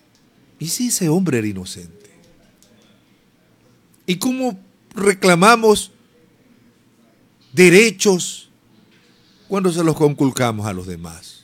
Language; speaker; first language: Spanish; native; Spanish